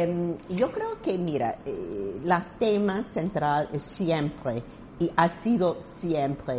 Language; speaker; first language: Spanish; non-native, fluent; English